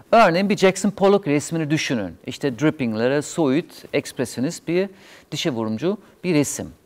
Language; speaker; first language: Turkish; non-native, fluent; German